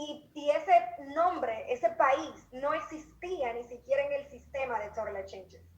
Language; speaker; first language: Spanish; native; Spanish